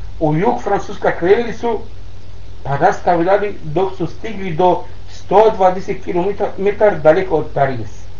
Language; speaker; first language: Bosnian; non-native, learner; Arabic